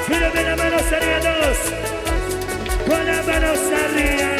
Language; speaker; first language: Spanish; native; Spanish